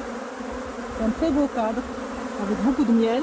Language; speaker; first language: French; non-native, local second language; Arabic